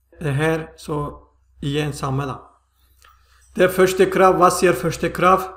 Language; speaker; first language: Swedish; non-native, fluent; Turkish